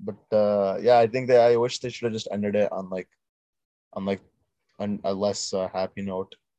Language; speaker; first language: English; early bilingual, other home language; Telugu